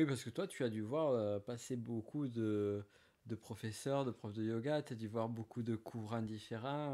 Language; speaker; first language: French; native; French